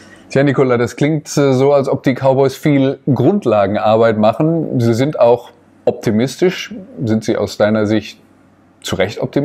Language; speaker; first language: German; native; German